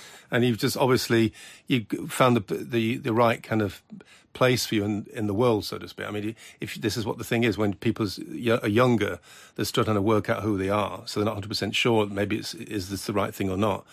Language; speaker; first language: English; native; English